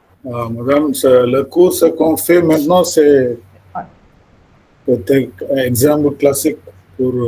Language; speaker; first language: French; non-native, fluent; Malayalam